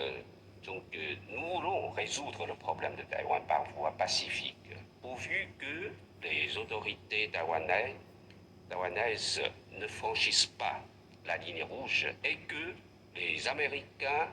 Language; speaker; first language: French; non-native, fluent; Chinese